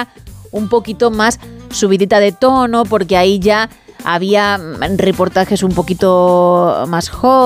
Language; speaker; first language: Spanish; native; Spanish